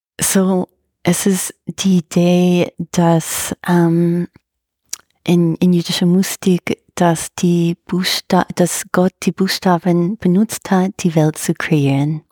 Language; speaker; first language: German; non-native, fluent; English